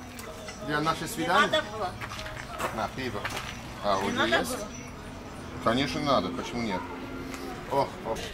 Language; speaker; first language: Russian; non-native, learner; English